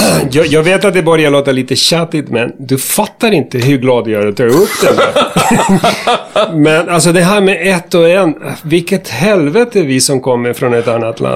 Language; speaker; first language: Swedish; non-native, fluent; Spanish